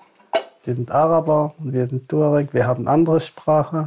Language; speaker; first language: German; non-native, fluent; Tamasheq